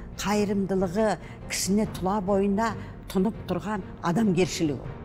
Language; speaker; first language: Kazakh; non-native, local second language; Azerbaijani